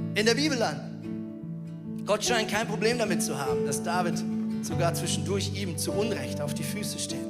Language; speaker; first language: German; native; German